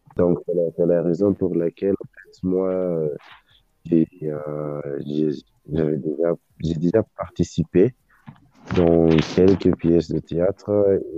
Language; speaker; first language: French; non-native, learner; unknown